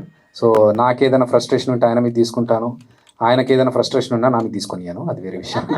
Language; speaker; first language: Telugu; native; Telugu